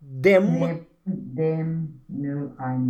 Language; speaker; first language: German; non-native, learner; Romanian